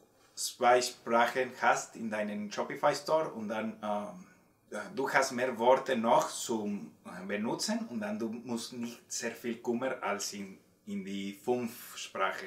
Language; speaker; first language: German; non-native, learner; Spanish